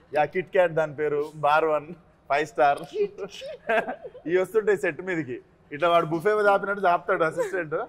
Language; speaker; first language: Telugu; native; Telugu